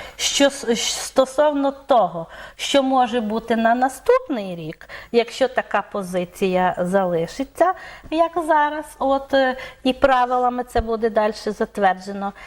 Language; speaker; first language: Ukrainian; native; Ukrainian